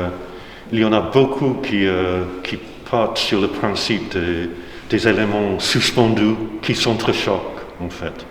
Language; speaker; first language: French; non-native, fluent; English